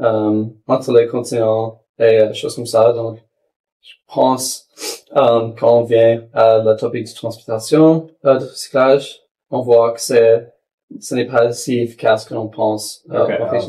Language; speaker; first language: French; non-native, local second language; English